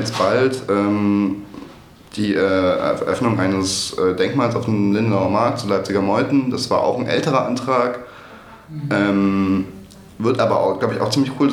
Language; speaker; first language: German; native; German